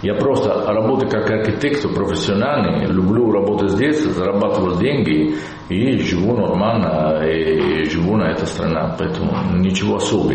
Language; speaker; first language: Russian; non-native, learner; Italian